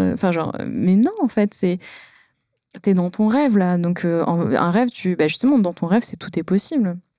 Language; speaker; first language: French; native; French